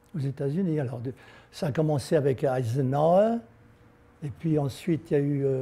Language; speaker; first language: French; native; French